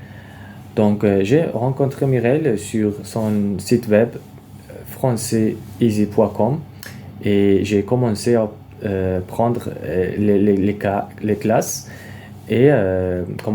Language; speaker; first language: French; non-native, fluent; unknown